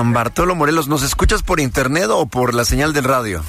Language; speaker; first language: Spanish; native; Spanish